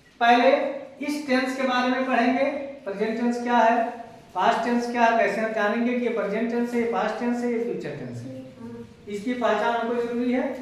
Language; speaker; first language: Hindi; native; Hindi